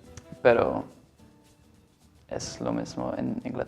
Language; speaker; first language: Spanish; non-native, learner; English